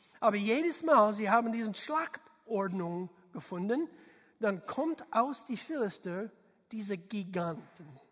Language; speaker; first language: German; non-native, fluent; English